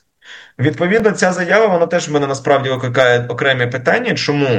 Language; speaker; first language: Ukrainian; native; Ukrainian